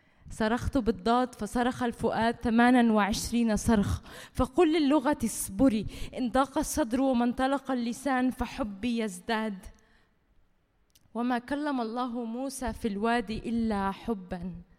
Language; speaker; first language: Arabic; early bilingual, heritage; Arabic